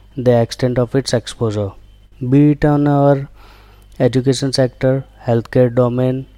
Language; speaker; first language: English; non-native, local second language; Gujarati